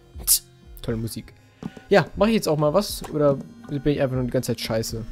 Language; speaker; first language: German; native; German